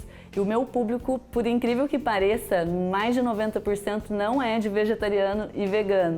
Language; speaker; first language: Portuguese; native; Portuguese